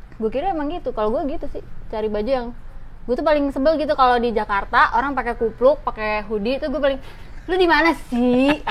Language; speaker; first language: Indonesian; native; Indonesian